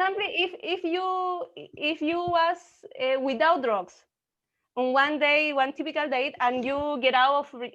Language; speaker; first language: English; non-native, learner; Spanish